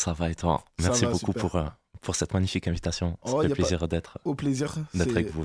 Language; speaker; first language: French; native; French